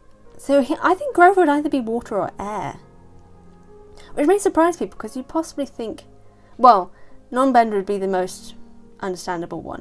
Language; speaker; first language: English; native; English